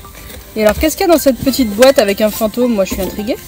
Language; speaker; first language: French; native; French